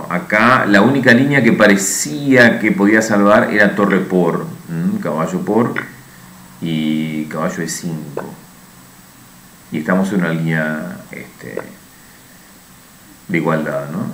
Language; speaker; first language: Spanish; native; Spanish